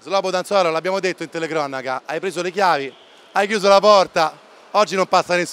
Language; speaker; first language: Italian; native; Italian